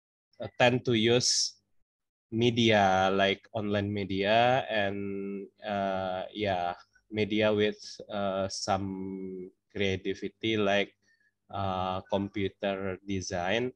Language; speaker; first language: English; non-native, fluent; Indonesian